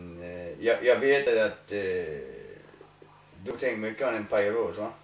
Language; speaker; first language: Swedish; non-native, learner; English